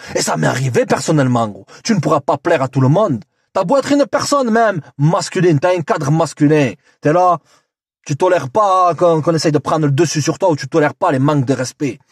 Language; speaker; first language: French; native; French